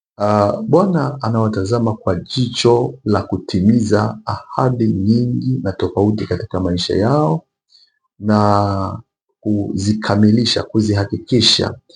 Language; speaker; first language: Swahili; native; Swahili